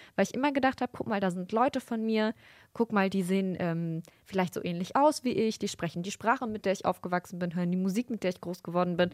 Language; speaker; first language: German; early bilingual, other home language; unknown